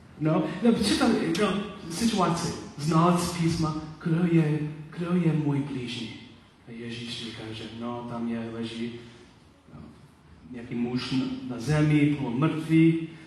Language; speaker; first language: Czech; non-native, learner; Polish